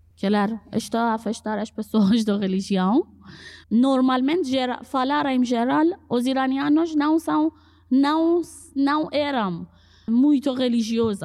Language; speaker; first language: Portuguese; non-native, fluent; Persian